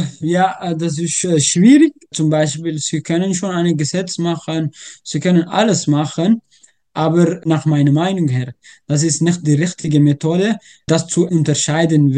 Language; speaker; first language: German; non-native, learner; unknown